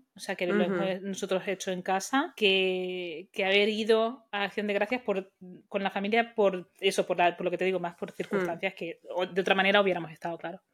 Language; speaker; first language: Spanish; native; Spanish